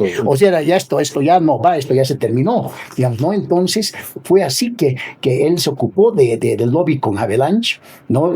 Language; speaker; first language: Spanish; native; Spanish